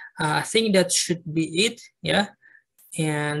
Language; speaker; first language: English; non-native, fluent; Indonesian